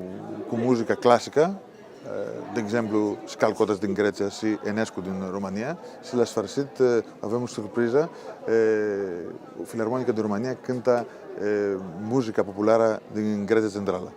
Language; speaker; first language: Romanian; non-native, fluent; Greek